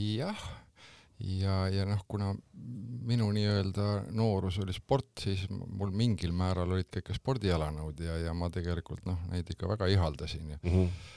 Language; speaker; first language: Estonian; native; Estonian